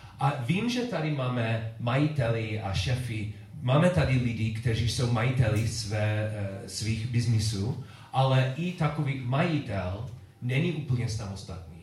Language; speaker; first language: Czech; non-native, learner; English